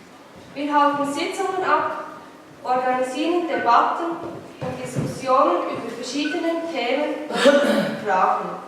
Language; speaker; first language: German; non-native, fluent; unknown